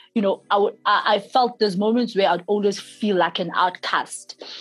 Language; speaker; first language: English; non-native, local second language; Zulu